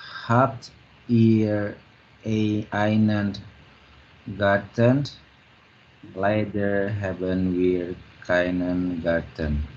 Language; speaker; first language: German; non-native, learner; Indonesian